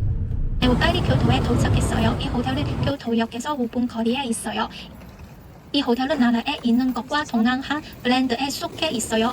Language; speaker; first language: Korean; non-native, learner; Cantonese